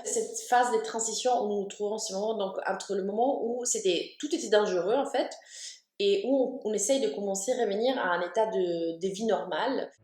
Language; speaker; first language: French; non-native, fluent; German